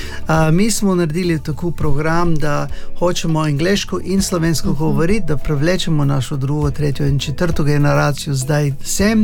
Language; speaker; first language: Slovenian; early bilingual, other home language; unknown